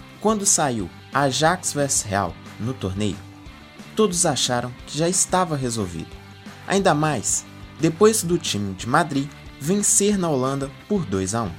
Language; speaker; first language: Portuguese; native; Portuguese